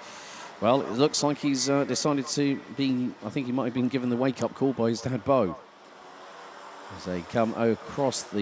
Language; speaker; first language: English; non-native, fluent; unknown